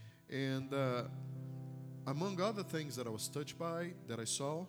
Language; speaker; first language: English; non-native, fluent; Portuguese